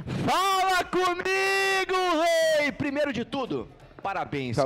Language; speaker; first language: Portuguese; native; Portuguese